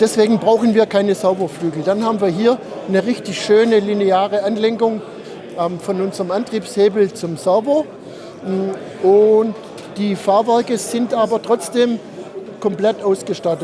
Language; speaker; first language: German; native; German